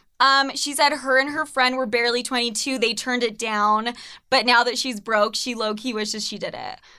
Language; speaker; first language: English; native; English